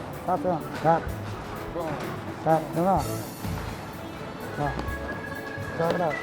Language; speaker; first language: Vietnamese; native; Vietnamese